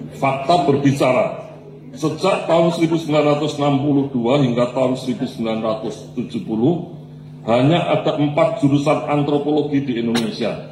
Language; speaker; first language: Indonesian; non-native, local second language; Javanese